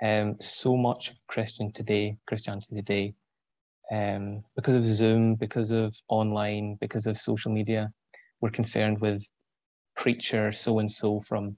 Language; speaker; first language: English; native; English